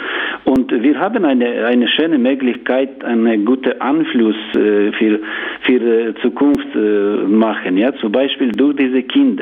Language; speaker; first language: German; non-native, learner; Ukrainian